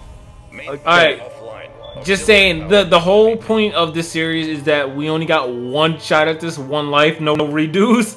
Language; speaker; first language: English; native; English